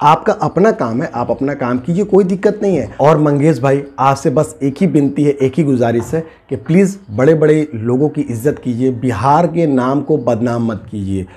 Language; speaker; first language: Hindi; native; Hindi